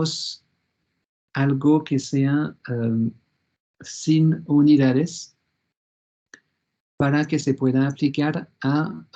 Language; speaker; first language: Spanish; non-native, fluent; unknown